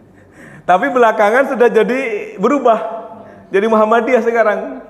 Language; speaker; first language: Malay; non-native, local second language; Javanese